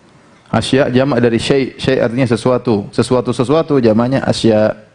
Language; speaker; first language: Indonesian; native; Indonesian